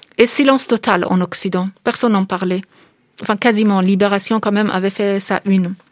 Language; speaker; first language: French; non-native, fluent; Persian